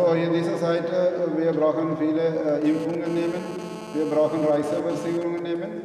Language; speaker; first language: German; non-native, learner; Malayalam